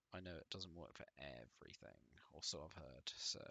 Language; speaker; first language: English; native; English